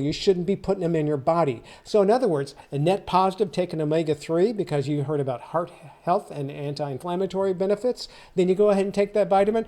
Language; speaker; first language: English; native; English